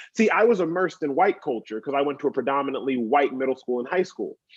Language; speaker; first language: English; native; English